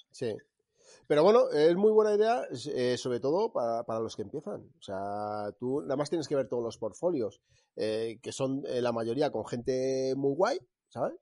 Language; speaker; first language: Spanish; native; Spanish